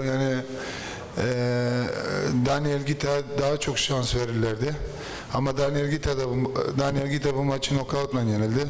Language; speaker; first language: Turkish; early bilingual, heritage; Turkish